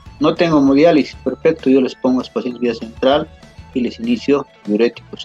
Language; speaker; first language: Spanish; native; Spanish